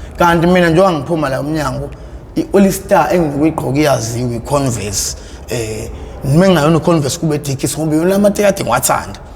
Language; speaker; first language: Zulu; native; Zulu